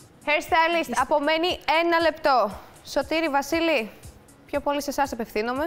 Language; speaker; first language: Greek; native; Greek